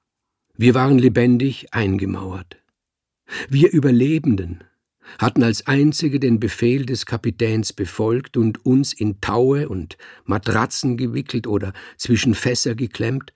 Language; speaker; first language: German; native; German